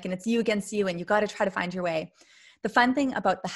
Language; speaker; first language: English; native; English